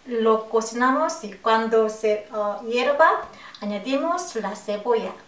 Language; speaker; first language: Spanish; non-native, learner; Korean